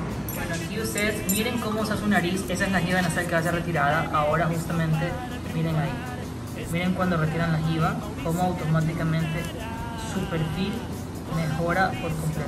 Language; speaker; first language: Spanish; native; Spanish